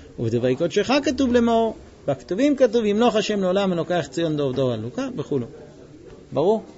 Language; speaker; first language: Hebrew; non-native, fluent; English